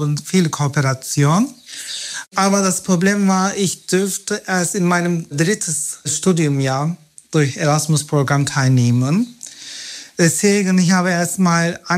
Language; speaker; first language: German; non-native, fluent; Turkish